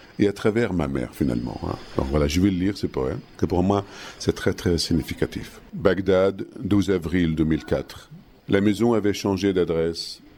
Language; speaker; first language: French; non-native, fluent; Arabic